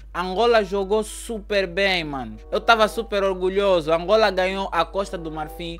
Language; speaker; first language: Portuguese; native; Portuguese